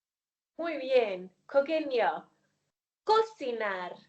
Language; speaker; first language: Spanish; non-native, fluent; Welsh